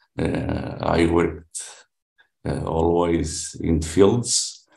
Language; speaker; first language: English; non-native, learner; Portuguese